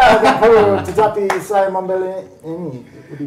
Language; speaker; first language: Indonesian; non-native, learner; English